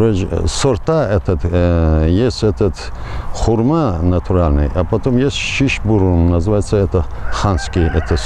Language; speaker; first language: Russian; non-native, local second language; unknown